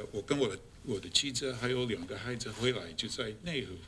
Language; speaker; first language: Chinese; non-native, fluent; English